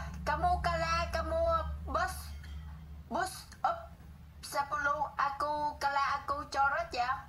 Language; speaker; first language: Indonesian; non-native, learner; Vietnamese